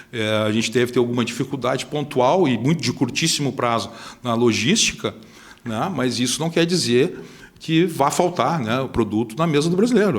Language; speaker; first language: Portuguese; native; Portuguese